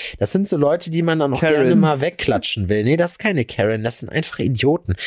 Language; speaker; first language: German; native; German